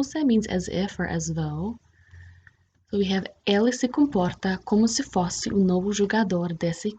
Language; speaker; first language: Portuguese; non-native, fluent; English